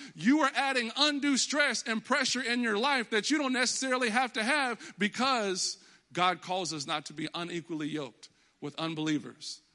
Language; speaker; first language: English; native; English